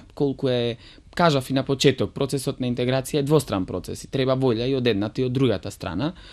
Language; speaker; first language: Macedonian; non-native, local second language; Romany